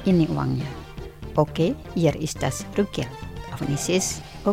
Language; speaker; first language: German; non-native, fluent; Indonesian